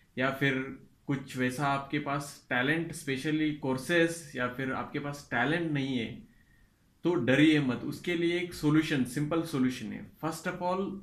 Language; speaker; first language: Hindi; non-native, local second language; Kannada